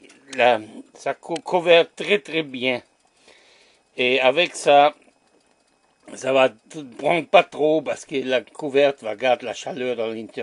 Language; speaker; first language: French; non-native, learner; German